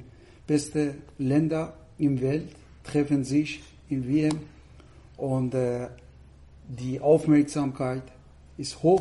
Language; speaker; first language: German; non-native, fluent; Persian